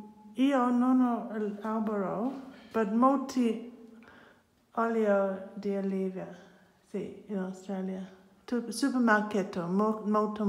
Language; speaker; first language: Italian; non-native, learner; English